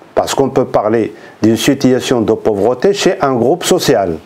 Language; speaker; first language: French; non-native, local second language; Arabic